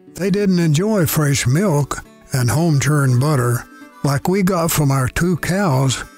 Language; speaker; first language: English; native; English